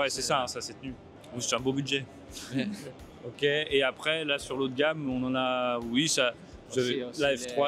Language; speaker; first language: French; native; French